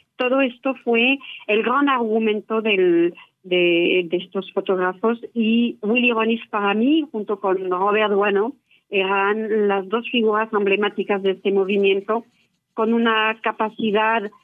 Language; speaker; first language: Spanish; non-native, fluent; French